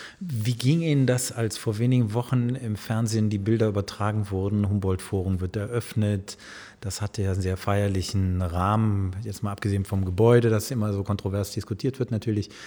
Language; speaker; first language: German; native; German